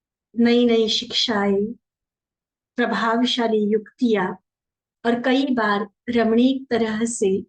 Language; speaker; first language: Hindi; native; Hindi